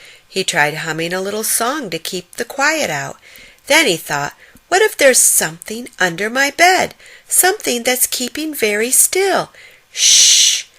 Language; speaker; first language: English; native; English